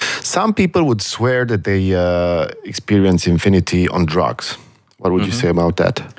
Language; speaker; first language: English; non-native, fluent; Romanian